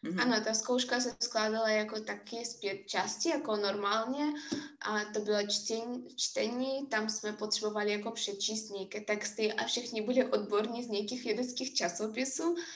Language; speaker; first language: Czech; non-native, fluent; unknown